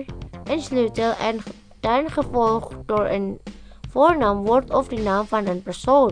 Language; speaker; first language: Dutch; non-native, learner; Indonesian